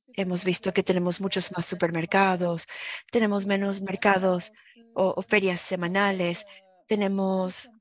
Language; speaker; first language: Spanish; non-native, fluent; German